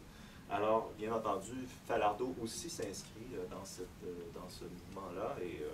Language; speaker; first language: French; native; French